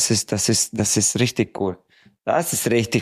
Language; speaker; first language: German; non-native, fluent; Hungarian